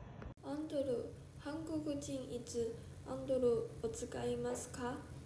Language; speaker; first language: Japanese; non-native, learner; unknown